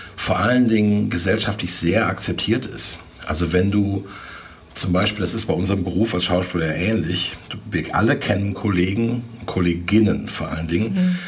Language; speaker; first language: German; native; German